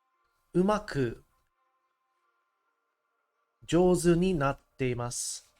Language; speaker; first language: Japanese; non-native, learner; English